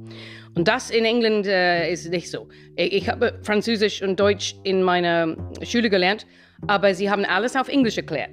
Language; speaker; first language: German; non-native, fluent; English